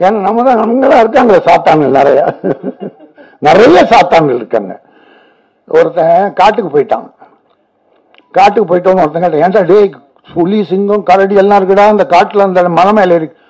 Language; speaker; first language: Tamil; native; Tamil